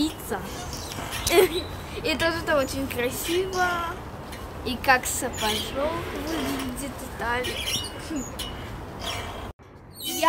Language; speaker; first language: Russian; early bilingual, heritage; Russian